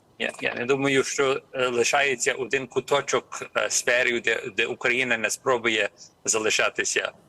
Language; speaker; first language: Ukrainian; early bilingual, heritage; Ukrainian